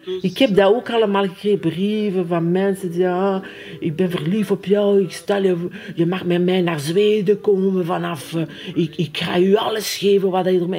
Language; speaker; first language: Dutch; non-native, fluent; French